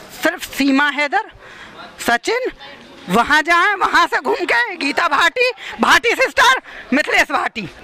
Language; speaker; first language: Hindi; native; Hindi